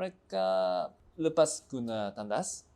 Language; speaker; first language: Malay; non-native, fluent; Japanese